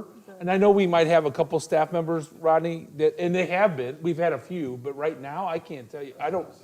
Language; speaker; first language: English; native; English